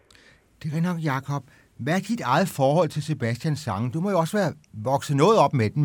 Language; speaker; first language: Danish; native; Danish